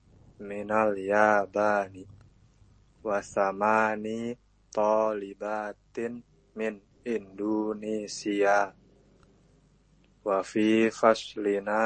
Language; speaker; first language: Arabic; non-native, learner; Indonesian